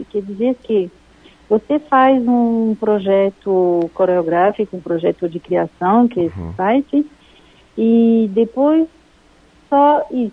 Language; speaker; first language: Portuguese; non-native, fluent; French